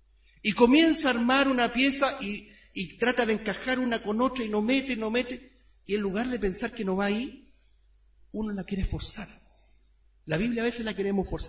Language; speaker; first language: Spanish; native; Spanish